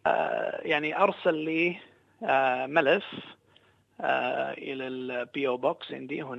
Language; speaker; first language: Arabic; non-native, fluent; English